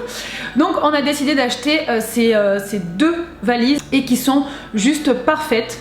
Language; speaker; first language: French; native; French